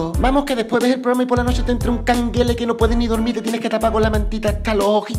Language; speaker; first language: Spanish; native; Spanish